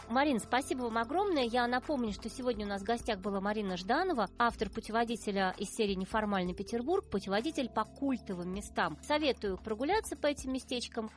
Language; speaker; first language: Russian; native; Russian